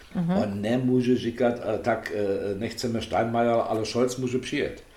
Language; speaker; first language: Czech; non-native, fluent; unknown